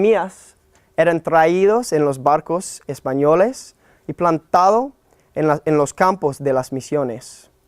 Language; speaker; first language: Spanish; non-native, fluent; English